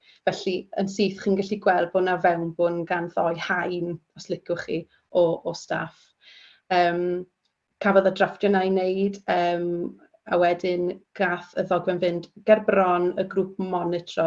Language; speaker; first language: Welsh; native; Welsh